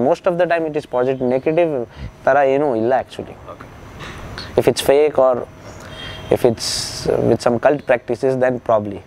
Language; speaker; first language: Kannada; non-native, learner; Nepali